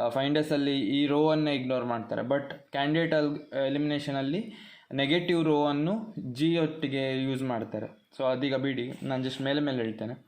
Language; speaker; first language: Kannada; non-native, local second language; Konkani